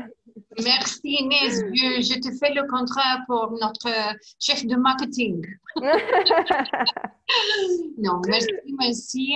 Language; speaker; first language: French; non-native, learner; English